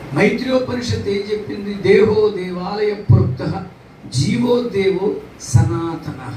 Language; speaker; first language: Telugu; non-native, local second language; Tamil